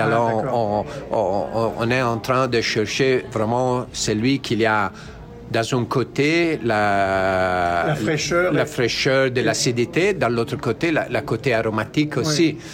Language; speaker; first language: French; non-native, learner; Italian